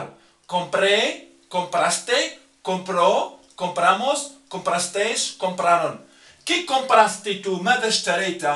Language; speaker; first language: Spanish; non-native, fluent; Arabic